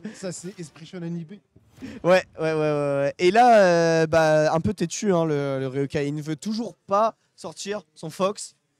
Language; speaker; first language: French; native; French